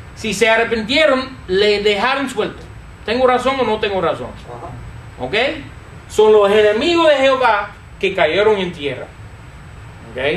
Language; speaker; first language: Spanish; non-native, fluent; English